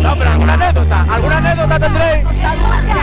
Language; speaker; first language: Spanish; native; Spanish